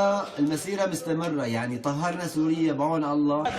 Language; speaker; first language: Arabic; native; Arabic